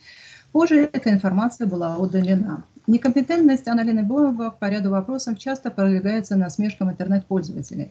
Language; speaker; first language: Russian; native; Russian